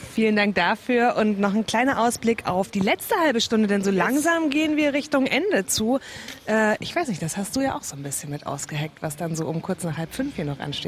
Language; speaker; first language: German; native; German